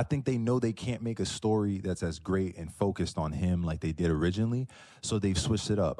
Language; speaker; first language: English; native; English